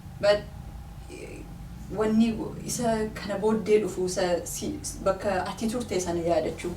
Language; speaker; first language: Oromo; native; Oromo